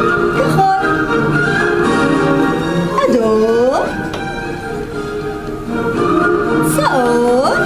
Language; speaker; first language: Hebrew; native; Hebrew